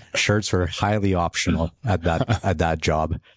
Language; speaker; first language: English; early bilingual, other home language; Polish